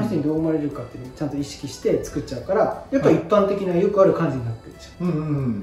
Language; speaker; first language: Japanese; native; Japanese